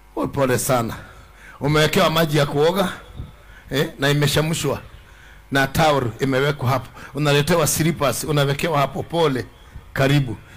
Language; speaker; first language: Swahili; native; Swahili